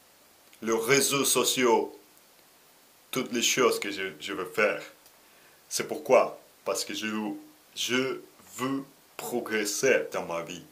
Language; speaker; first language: French; non-native, learner; Russian